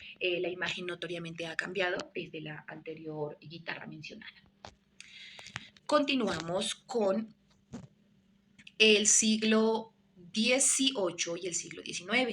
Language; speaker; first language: Spanish; native; Spanish